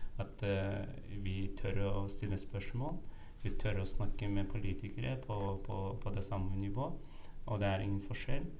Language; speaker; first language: Norwegian; non-native, fluent; Uyghur